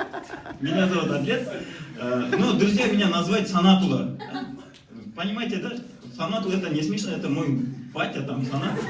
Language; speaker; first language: Russian; non-native, local second language; Kazakh